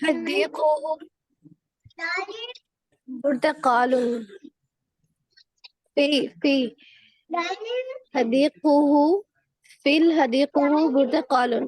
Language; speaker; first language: Arabic; non-native, learner; Urdu